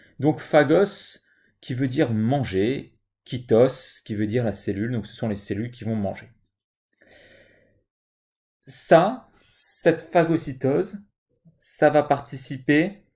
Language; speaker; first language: French; native; French